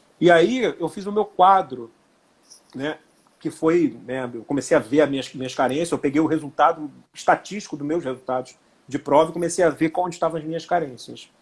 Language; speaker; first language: Portuguese; native; Portuguese